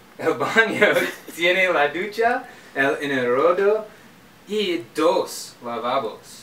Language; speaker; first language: Spanish; non-native, learner; English